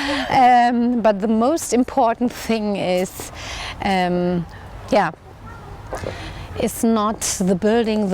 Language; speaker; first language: English; non-native, learner; German